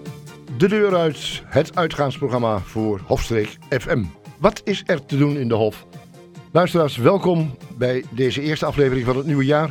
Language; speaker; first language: Dutch; native; Dutch